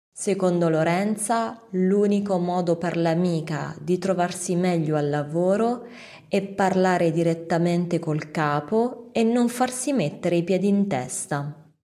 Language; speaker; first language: Italian; native; Italian